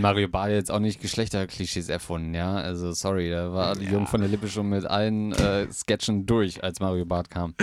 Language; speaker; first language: German; native; German